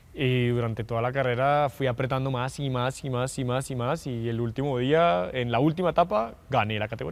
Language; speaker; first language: Spanish; native; Spanish